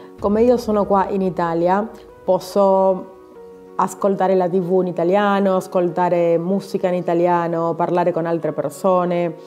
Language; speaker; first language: Italian; non-native, learner; Spanish